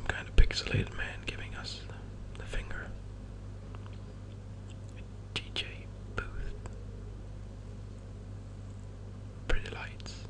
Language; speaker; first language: English; non-native, fluent; Danish